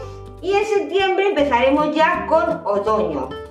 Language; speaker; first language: Spanish; native; Spanish